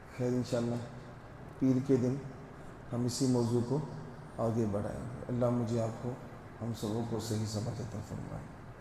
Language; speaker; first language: Urdu; non-native, local second language; Konkani